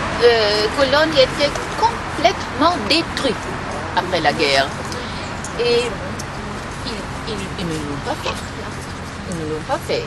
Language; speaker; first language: French; non-native, fluent; German